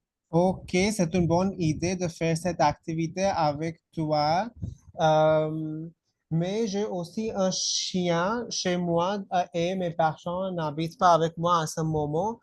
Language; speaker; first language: French; non-native, fluent; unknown